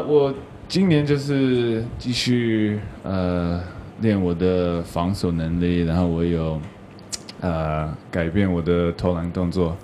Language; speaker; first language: Chinese; early bilingual, heritage; English